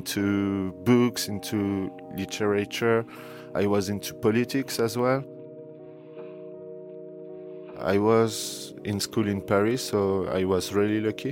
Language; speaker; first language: English; non-native, fluent; French